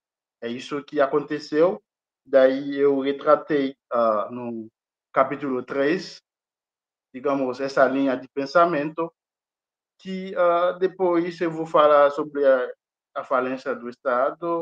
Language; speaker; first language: Portuguese; non-native, fluent; Haitian Creole